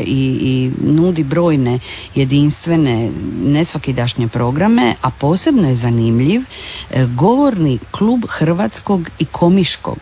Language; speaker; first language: Serbian; native; Serbian